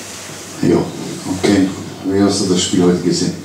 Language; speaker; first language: German; native; German